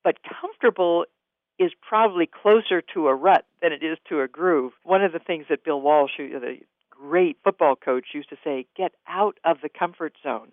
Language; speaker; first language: English; native; English